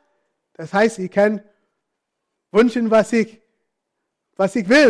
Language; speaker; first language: German; non-native, fluent; English